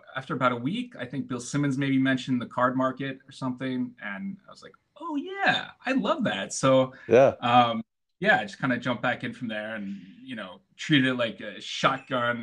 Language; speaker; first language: English; native; English